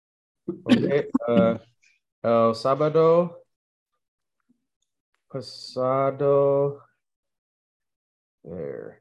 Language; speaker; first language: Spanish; non-native, learner; English